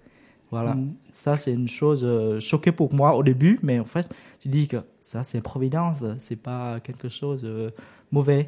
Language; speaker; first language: French; non-native, learner; Vietnamese